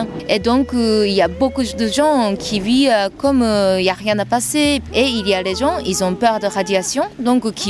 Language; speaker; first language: French; non-native, learner; Japanese